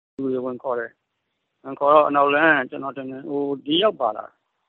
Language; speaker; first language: Burmese; native; Burmese